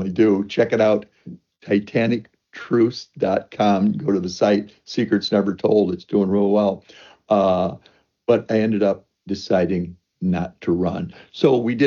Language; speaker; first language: English; native; English